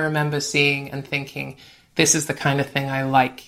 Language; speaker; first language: English; native; English